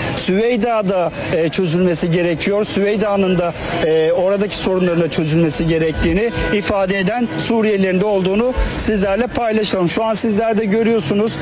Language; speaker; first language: Turkish; native; Turkish